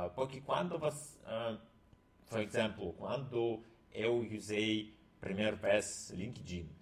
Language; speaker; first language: Portuguese; non-native, learner; Russian